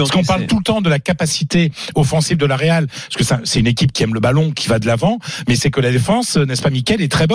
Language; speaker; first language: French; native; French